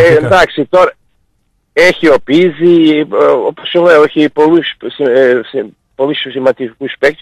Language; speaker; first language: Greek; non-native, fluent; Portuguese